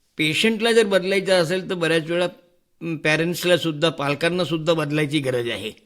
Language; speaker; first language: Marathi; non-native, local second language; Hindi